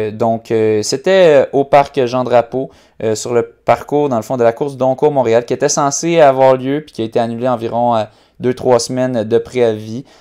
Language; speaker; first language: French; native; French